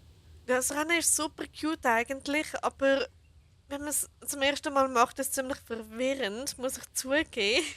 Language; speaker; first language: German; native; German